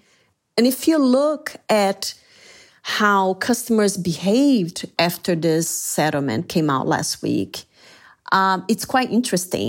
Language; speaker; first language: English; non-native, fluent; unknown